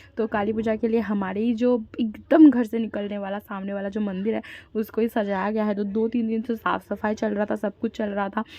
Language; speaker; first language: Hindi; non-native, local second language; Bangla